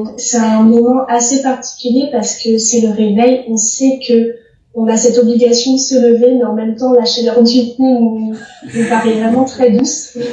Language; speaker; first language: French; non-native, fluent; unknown